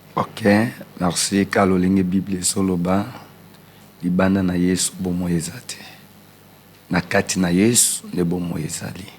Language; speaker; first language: Lingala; non-native, local second language; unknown